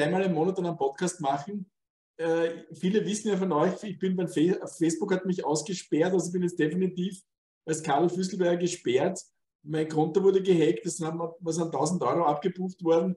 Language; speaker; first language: German; native; German